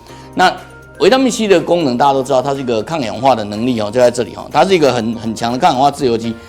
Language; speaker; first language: Chinese; native; Chinese